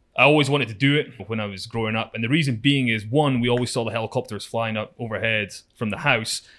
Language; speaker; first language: English; native; English